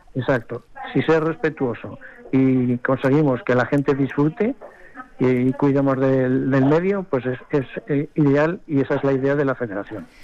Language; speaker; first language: Spanish; native; Spanish